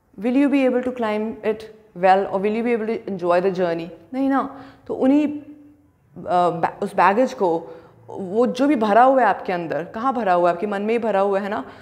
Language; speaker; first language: Hindi; native; Hindi